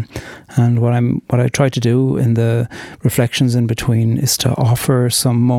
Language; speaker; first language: English; non-native, local second language; Irish